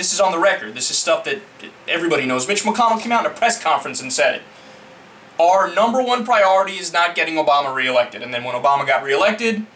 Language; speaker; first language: English; native; English